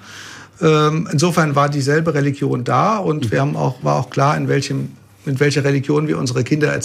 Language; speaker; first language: German; native; German